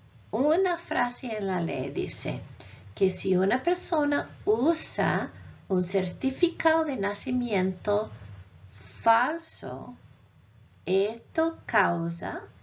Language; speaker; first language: Spanish; non-native, fluent; English